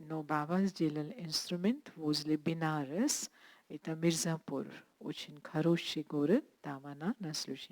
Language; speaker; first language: Russian; non-native, learner; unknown